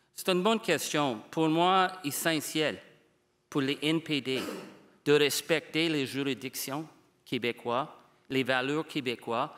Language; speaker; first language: French; non-native, fluent; English